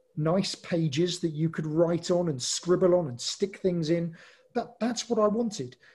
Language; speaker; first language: English; native; English